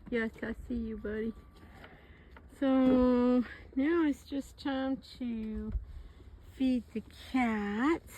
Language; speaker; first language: English; native; English